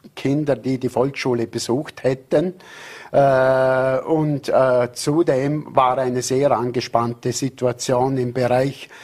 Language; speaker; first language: German; native; German